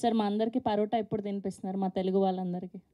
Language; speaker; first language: Telugu; native; Telugu